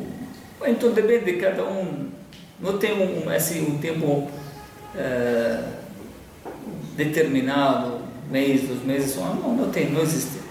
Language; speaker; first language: Portuguese; non-native, fluent; Arabic